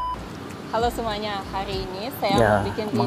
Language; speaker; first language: Indonesian; non-native, fluent; Russian